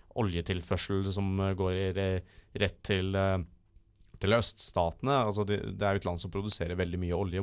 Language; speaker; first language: Norwegian; native; Norwegian